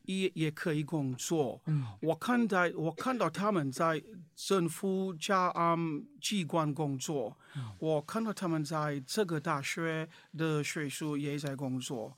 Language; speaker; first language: Chinese; non-native, fluent; English